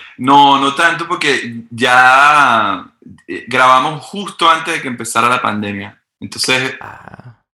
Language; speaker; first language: Spanish; native; Spanish